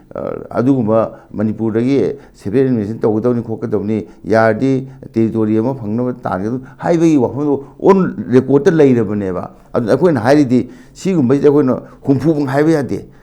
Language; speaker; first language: Manipuri; native; Manipuri